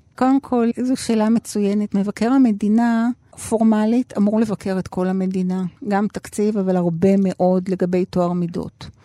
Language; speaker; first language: Hebrew; early bilingual, other home language; Spanish